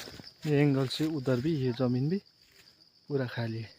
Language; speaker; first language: Hindi; non-native, local second language; Nepali